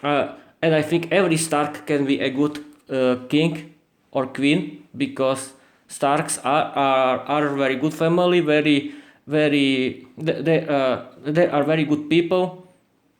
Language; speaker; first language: English; non-native, learner; Slovak